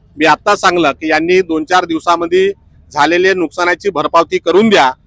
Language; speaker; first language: Marathi; native; Marathi